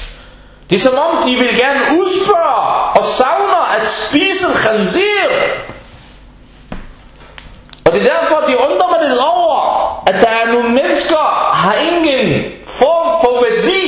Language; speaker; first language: Danish; non-native, fluent; Arabic